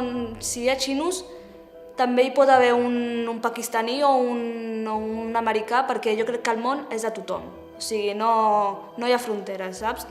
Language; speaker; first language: Catalan; early bilingual, other home language; Arabic